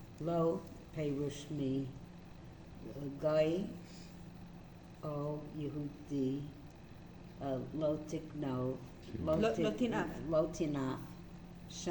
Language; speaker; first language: Hebrew; non-native, learner; English